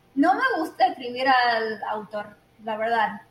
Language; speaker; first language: Spanish; non-native, fluent; English